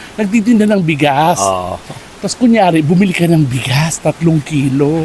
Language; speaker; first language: Filipino; native; Filipino